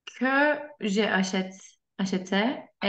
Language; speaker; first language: French; non-native, learner; Turkish